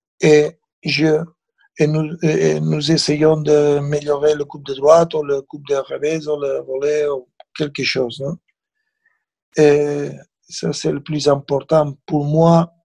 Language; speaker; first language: French; non-native, fluent; Spanish